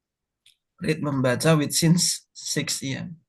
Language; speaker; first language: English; non-native, fluent; Indonesian